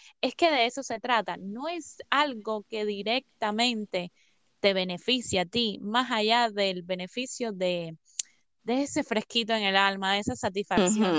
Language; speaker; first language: Spanish; native; Spanish